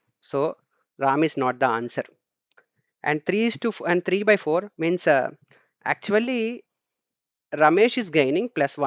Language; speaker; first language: English; non-native, local second language; Telugu